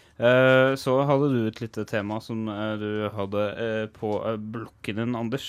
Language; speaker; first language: Norwegian; native; Norwegian